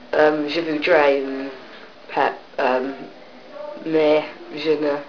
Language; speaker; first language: French; non-native, learner; English